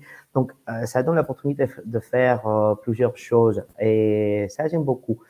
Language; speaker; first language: French; non-native, fluent; Spanish